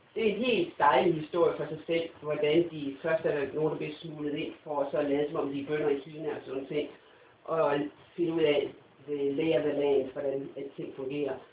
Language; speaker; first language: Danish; non-native, fluent; English